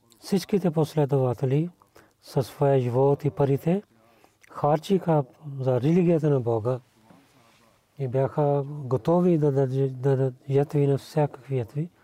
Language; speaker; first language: Bulgarian; non-native, learner; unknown